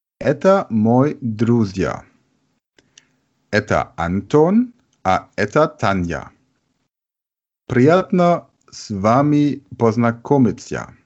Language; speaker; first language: Russian; non-native, learner; German